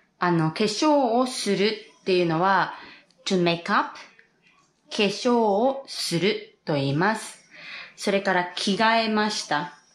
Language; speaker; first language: Japanese; native; Japanese